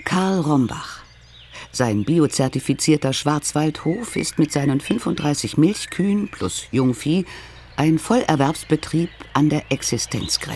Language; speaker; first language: German; native; German